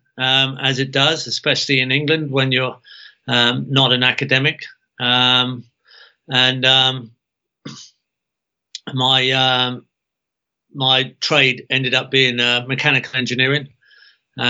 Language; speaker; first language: English; native; English